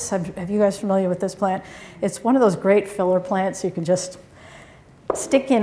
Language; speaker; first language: English; native; English